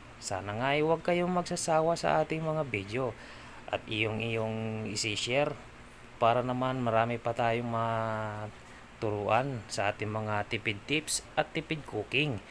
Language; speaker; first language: Filipino; native; Filipino